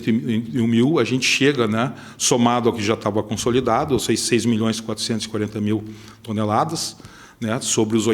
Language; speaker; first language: Portuguese; native; Portuguese